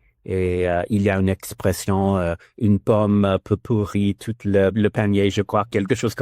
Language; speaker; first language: French; non-native, learner; English